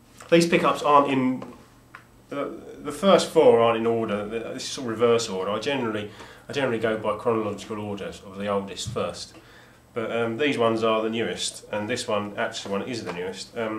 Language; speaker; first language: English; native; English